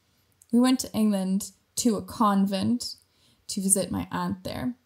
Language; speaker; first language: English; native; English